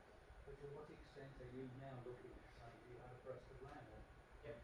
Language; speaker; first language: English; native; English